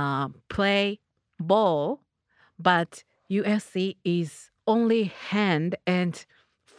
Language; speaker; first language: English; non-native, learner; Japanese